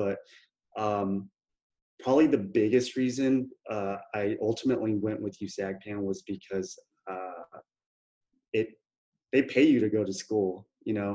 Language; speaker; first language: English; native; English